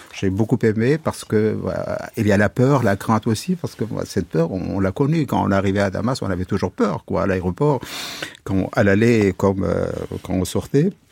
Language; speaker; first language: French; non-native, fluent; Kurdish